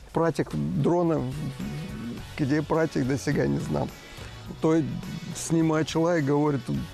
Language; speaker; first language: Bulgarian; non-native, learner; Russian